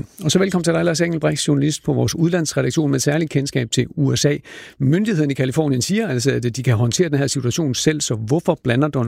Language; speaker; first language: Danish; native; Danish